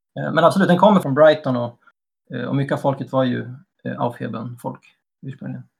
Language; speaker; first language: Swedish; native; Swedish